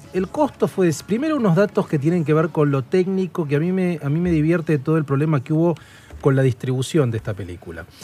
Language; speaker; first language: Spanish; native; Spanish